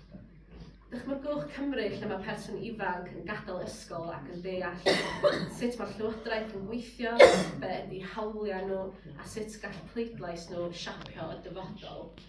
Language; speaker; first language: Welsh; native; Welsh